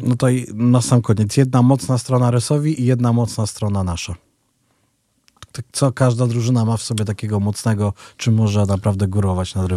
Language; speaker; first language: Polish; native; Polish